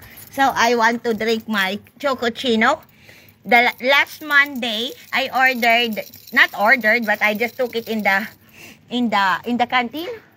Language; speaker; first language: English; non-native, local second language; Filipino